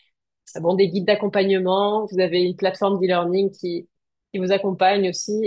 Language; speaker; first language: French; native; French